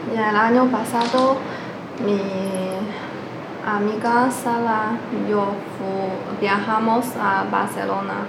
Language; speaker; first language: Spanish; non-native, learner; Chinese